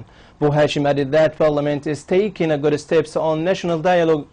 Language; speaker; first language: English; non-native, local second language; Arabic